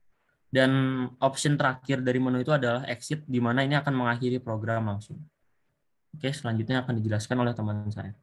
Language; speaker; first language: Indonesian; native; Indonesian